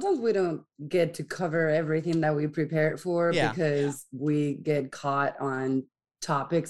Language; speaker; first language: English; non-native, fluent; Spanish